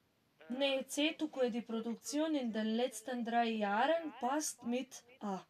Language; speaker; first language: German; non-native, fluent; Macedonian